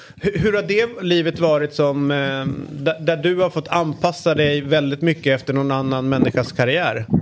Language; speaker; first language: Swedish; native; Swedish